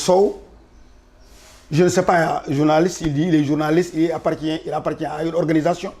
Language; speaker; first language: French; non-native, local second language; Wolof